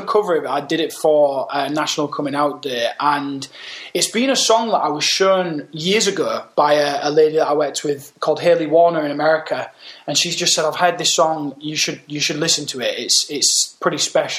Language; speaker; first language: English; native; English